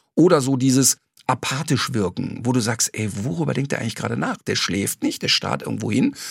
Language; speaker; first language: German; native; German